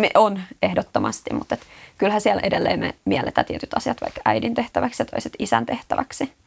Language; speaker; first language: Finnish; native; Finnish